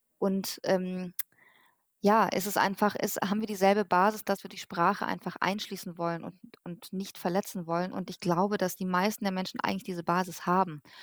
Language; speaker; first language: German; early bilingual, other home language; Persian